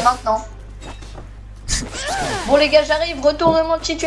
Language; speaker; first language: French; native; French